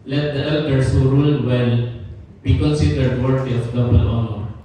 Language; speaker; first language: English; non-native, local second language; Filipino